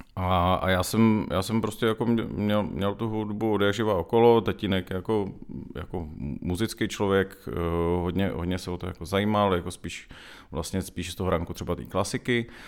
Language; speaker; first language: Czech; native; Czech